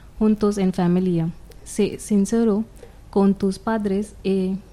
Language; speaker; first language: Spanish; non-native, learner; Marathi